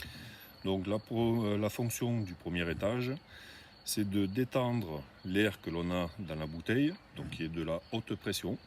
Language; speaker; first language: French; native; French